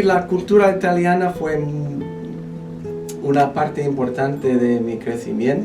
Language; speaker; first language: Spanish; non-native, fluent; English